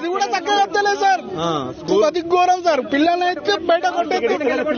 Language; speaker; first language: Telugu; native; Telugu